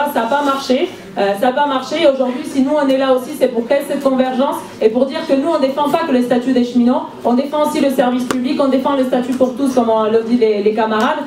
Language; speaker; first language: French; non-native, fluent; Spanish